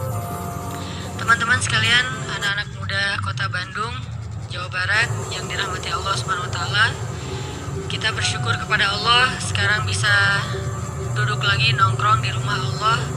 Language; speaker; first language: Indonesian; native; Indonesian